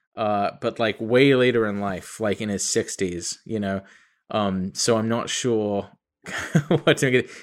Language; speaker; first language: English; native; English